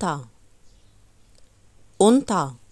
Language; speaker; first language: German; non-native, fluent; Arabic